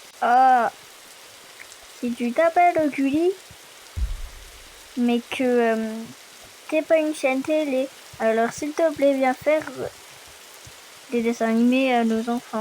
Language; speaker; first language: French; native; French